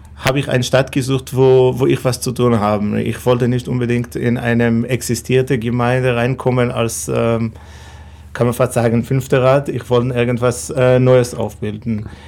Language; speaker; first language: German; non-native, fluent; Hebrew